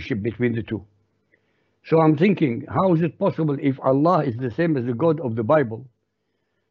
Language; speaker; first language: English; non-native, fluent; Arabic